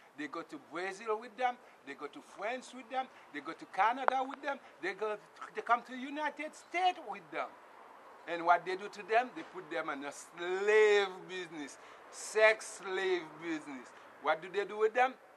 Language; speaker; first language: English; non-native, fluent; Haitian Creole